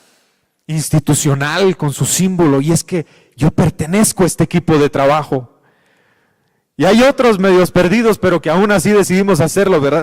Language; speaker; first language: Spanish; native; Spanish